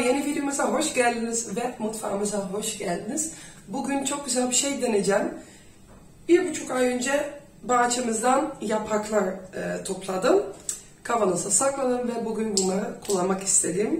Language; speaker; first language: Turkish; non-native, fluent; Dutch